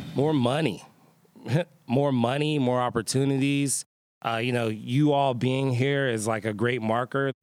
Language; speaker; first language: English; native; English